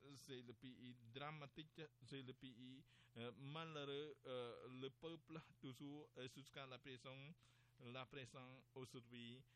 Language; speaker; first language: French; non-native, learner; Khmer